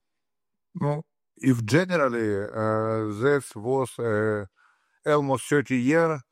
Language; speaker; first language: English; non-native, learner; Russian